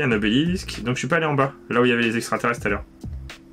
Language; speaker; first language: French; native; French